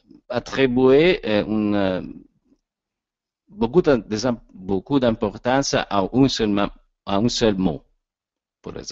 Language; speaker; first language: French; non-native, learner; Italian